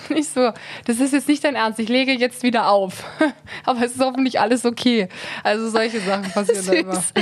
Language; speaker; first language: German; native; German